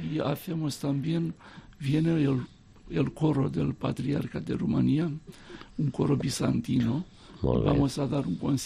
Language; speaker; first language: Spanish; non-native, fluent; Romanian